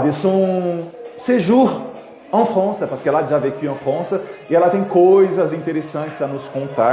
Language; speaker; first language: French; non-native, fluent; Portuguese